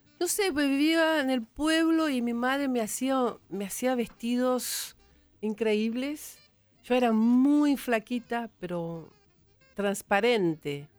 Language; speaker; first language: Spanish; non-native, fluent; Portuguese